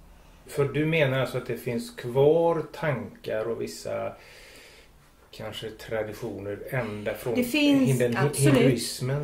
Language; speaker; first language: Swedish; native; Swedish